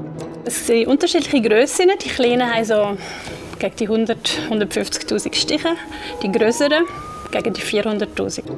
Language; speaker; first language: German; native; German